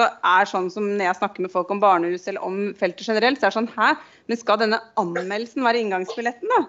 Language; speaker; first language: Norwegian; native; Norwegian